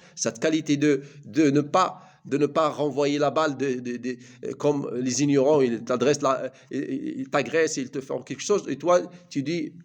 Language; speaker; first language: French; non-native, local second language; Arabic